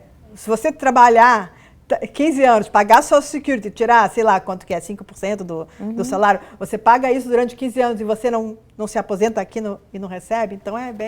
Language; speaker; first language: Portuguese; native; Portuguese